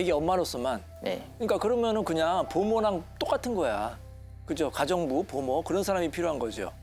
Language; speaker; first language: Korean; native; Korean